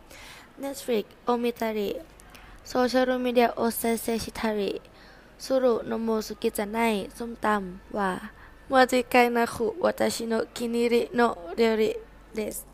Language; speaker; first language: Japanese; non-native, learner; Thai